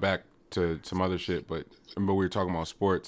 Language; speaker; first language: English; native; English